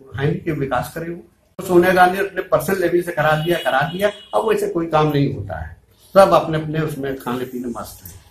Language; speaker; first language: Hindi; native; Hindi